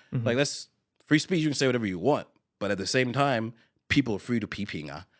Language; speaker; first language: English; early bilingual, other home language; Chinese